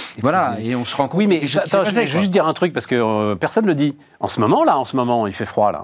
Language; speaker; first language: French; native; French